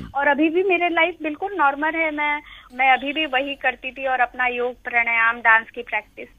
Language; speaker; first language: Hindi; native; Hindi